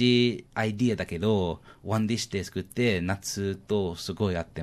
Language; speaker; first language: Japanese; non-native, learner; English